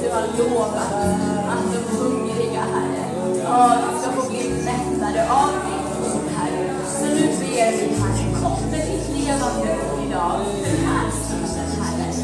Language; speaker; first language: Swedish; early bilingual, other home language; Amharic